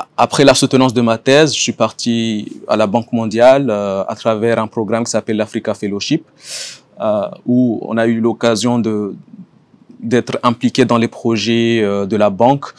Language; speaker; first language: French; non-native, local second language; Ngazidja Comorian